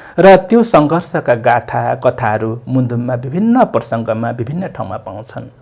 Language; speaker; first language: Nepali; non-native, local second language; Limbu